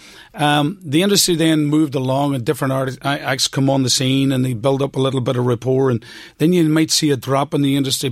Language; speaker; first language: English; native; English